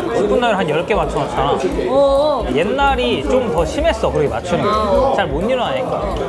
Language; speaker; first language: Korean; native; Korean